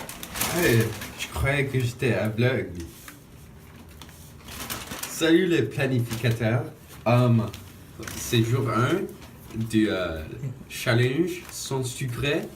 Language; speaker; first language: French; non-native, learner; English